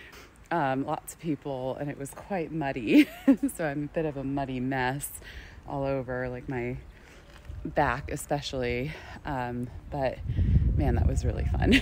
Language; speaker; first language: English; native; English